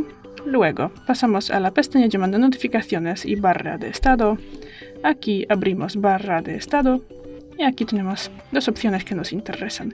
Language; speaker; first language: Spanish; native; Spanish